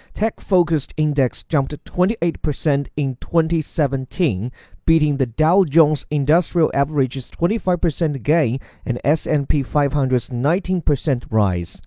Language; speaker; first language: English; non-native, fluent; Chinese